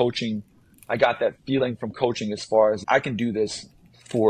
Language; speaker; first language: English; non-native, fluent; Slovenian